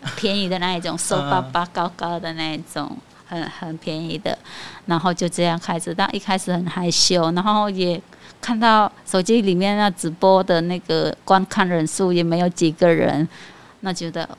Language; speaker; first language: Chinese; non-native, fluent; Khmer